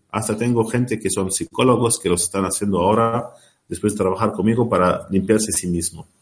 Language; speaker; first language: Spanish; non-native, learner; Arabic